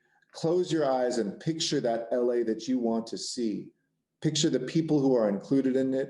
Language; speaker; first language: English; native; English